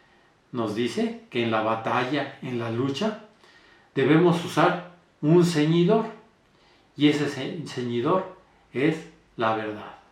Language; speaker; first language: Spanish; native; Spanish